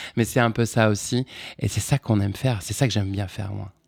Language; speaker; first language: French; non-native, local second language; Arabic